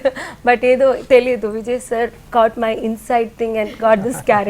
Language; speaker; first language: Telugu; non-native, learner; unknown